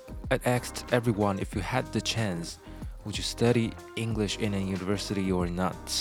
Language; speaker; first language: English; non-native, fluent; Chinese